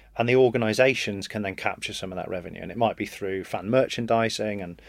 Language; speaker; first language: English; native; English